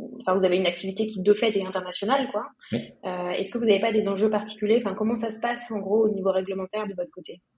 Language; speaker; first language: French; native; French